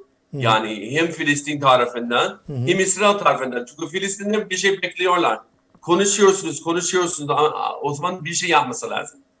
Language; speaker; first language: Turkish; non-native, fluent; English